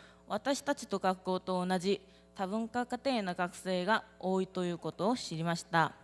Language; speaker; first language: Japanese; non-native, learner; Korean